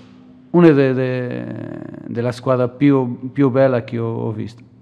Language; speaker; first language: Italian; non-native, fluent; Portuguese